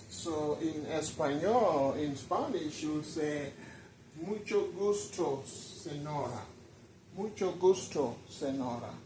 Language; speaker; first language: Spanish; non-native, learner; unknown